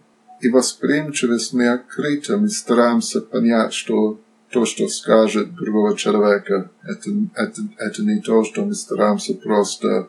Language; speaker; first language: Russian; non-native, fluent; Slovak